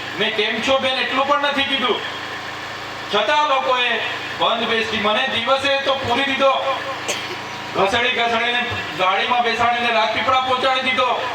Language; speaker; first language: Gujarati; non-native, local second language; Vasavi